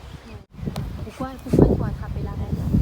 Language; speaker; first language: French; non-native, fluent; Thai